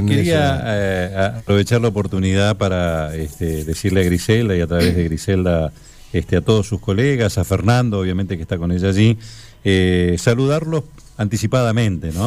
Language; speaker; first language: Spanish; native; Spanish